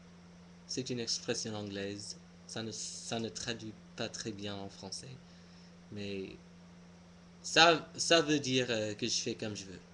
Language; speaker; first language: French; non-native, fluent; English